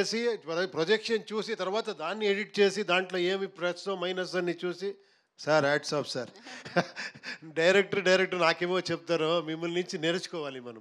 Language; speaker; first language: Telugu; non-native, fluent; Kannada